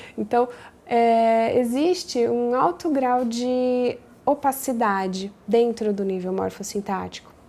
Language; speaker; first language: Portuguese; native; Portuguese